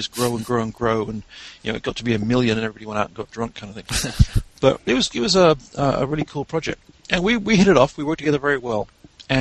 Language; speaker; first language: English; native; English